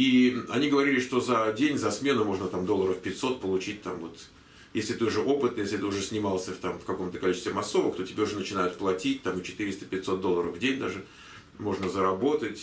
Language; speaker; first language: Russian; native; Russian